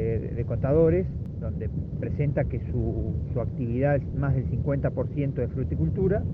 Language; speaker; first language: Spanish; native; Spanish